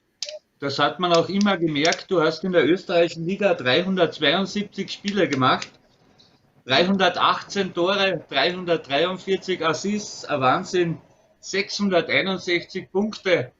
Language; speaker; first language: German; native; German